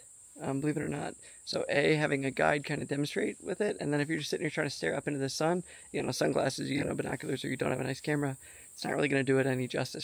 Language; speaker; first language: English; native; English